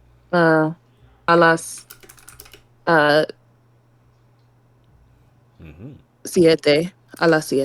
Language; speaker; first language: Spanish; non-native, learner; English